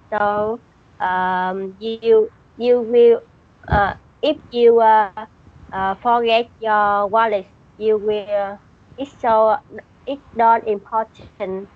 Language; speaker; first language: English; non-native, learner; Vietnamese